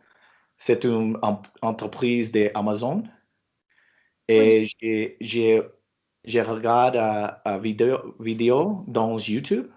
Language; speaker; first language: French; non-native, learner; English